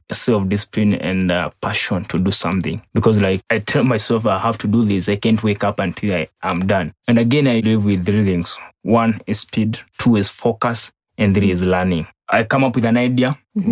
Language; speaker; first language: English; non-native, local second language; Kikuyu